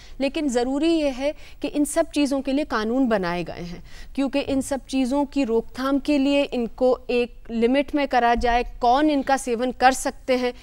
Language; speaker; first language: Hindi; native; Hindi